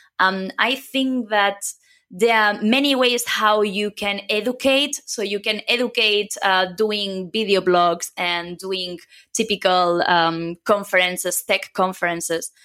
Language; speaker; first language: English; non-native, fluent; Catalan